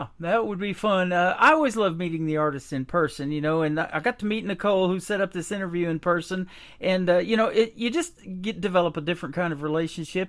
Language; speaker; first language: English; native; English